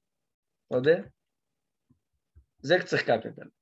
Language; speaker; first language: German; non-native, learner; Russian